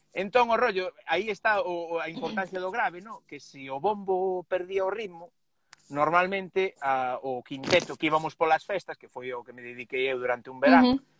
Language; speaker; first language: Galician; non-native, local second language; Spanish